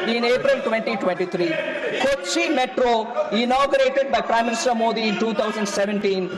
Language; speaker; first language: English; non-native, local second language; Tamil